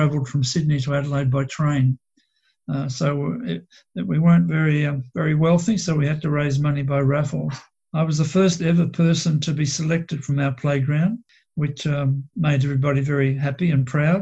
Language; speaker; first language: English; native; English